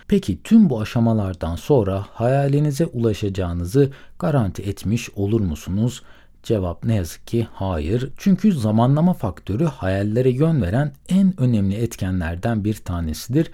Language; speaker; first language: Turkish; native; Turkish